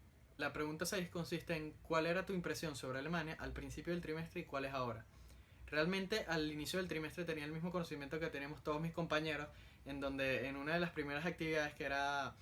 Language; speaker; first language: Spanish; native; Spanish